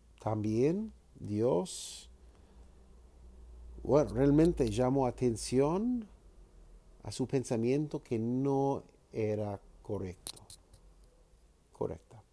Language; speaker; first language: Spanish; non-native, fluent; English